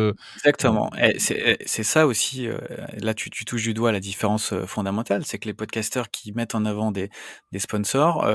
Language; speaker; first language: French; native; French